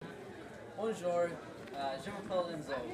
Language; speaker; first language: French; non-native, learner; English